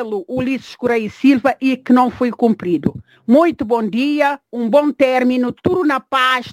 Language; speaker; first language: Portuguese; non-native, local second language; Kabuverdianu